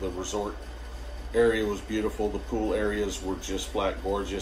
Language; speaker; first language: English; native; English